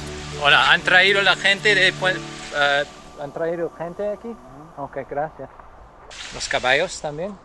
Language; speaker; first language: Spanish; non-native, learner; English